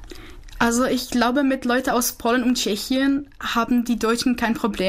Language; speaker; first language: German; non-native, fluent; Czech